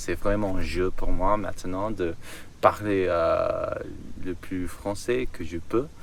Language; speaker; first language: French; non-native, learner; English